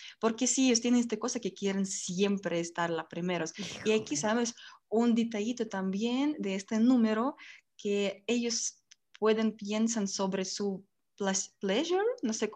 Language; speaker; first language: Spanish; non-native, learner; Russian